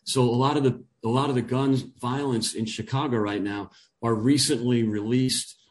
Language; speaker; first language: English; native; English